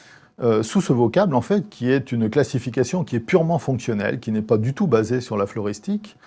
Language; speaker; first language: French; native; French